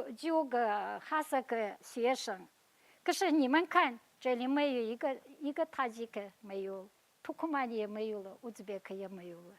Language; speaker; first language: Chinese; non-native, fluent; Kazakh